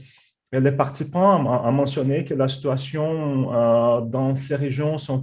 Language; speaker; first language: French; non-native, fluent; Portuguese